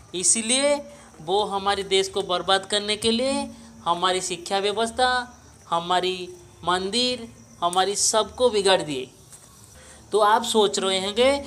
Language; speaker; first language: Hindi; non-native, local second language; Odia